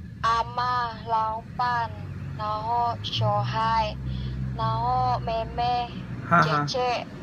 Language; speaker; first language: Chinese; non-native, learner; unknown